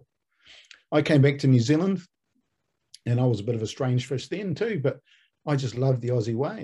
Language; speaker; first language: English; native; English